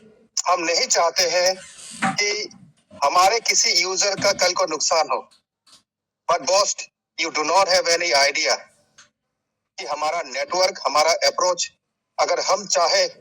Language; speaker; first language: Hindi; native; Hindi